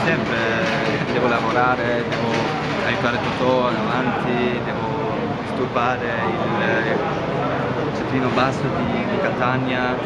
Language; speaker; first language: Italian; non-native, fluent; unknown